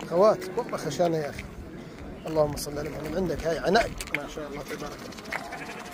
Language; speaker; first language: Arabic; native; Arabic